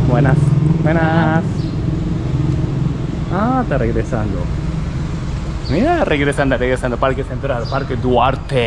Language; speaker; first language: Spanish; non-native, learner; Japanese